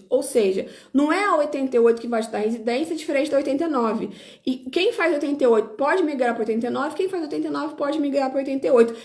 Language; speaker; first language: Portuguese; native; Portuguese